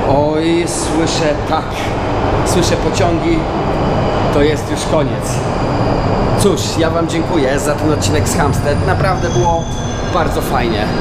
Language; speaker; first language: Polish; native; Polish